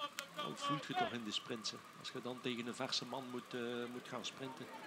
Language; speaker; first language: Dutch; native; Dutch